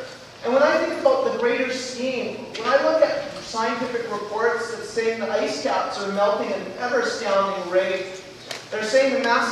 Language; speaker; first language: English; native; English